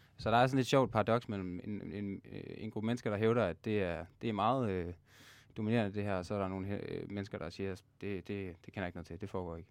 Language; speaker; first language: Danish; native; Danish